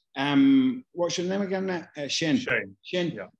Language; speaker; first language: English; native; English